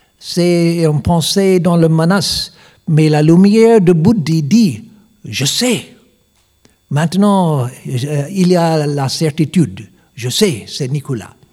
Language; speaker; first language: French; non-native, learner; English